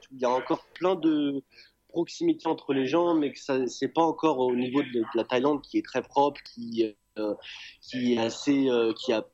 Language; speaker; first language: French; native; French